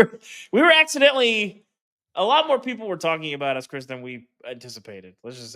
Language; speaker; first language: English; native; English